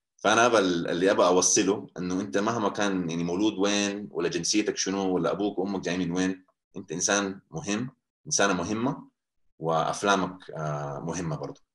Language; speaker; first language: Arabic; non-native, local second language; English